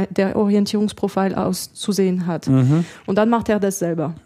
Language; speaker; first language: German; non-native, fluent; French